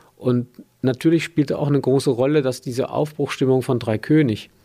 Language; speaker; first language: German; native; German